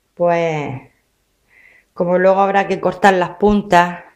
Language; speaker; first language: Spanish; native; Spanish